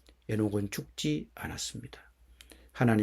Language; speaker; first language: Korean; native; Korean